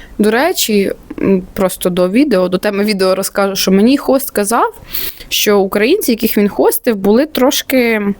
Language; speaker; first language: Ukrainian; non-native, local second language; Russian